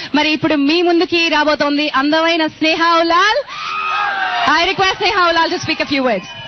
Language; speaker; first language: Telugu; native; Telugu